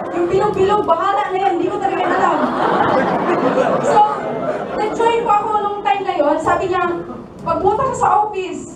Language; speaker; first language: Filipino; non-native, local second language; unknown